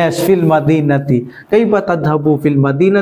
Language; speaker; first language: Arabic; non-native, fluent; Filipino